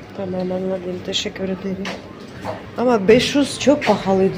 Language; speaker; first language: Turkish; non-native, learner; Russian